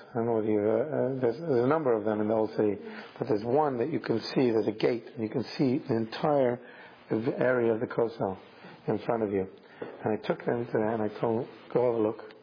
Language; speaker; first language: English; native; English